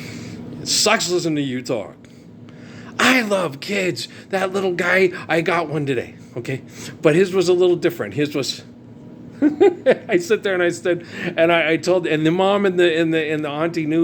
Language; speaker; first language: English; native; English